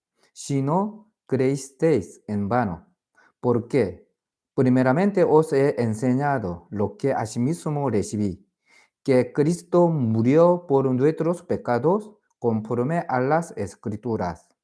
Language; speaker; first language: Spanish; non-native, fluent; Korean